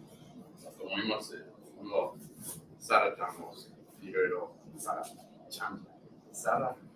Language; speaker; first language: Japanese; non-native, learner; English